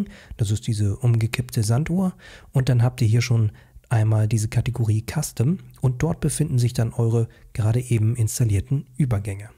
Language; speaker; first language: German; native; German